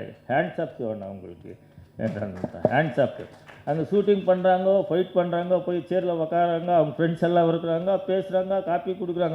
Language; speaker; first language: Tamil; non-native, learner; Kannada